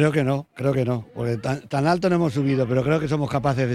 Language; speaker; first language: Spanish; native; Spanish